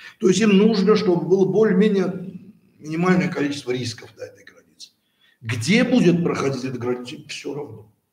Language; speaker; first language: Russian; native; Russian